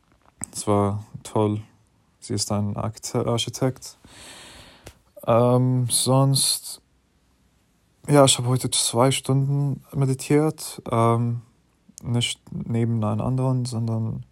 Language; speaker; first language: German; non-native, fluent; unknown